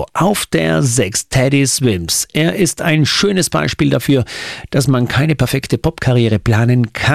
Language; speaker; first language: German; native; German